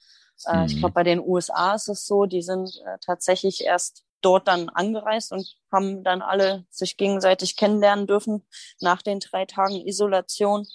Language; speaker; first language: German; native; German